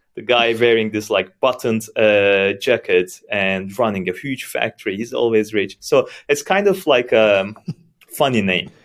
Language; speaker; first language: English; non-native, fluent; Turkish